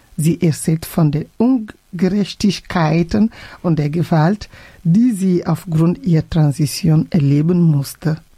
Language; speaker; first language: German; non-native, fluent; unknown